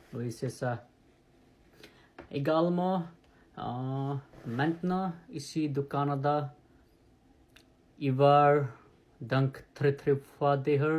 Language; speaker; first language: French; non-native, learner; Nepali